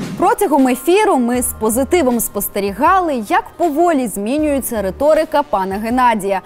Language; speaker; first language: Ukrainian; native; Ukrainian